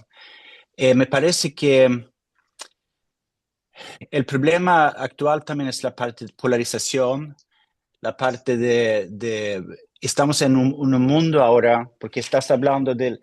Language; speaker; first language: Spanish; non-native, fluent; Swedish